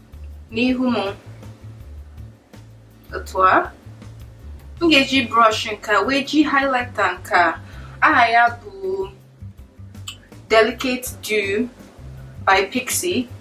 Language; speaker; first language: Igbo; early bilingual, heritage; English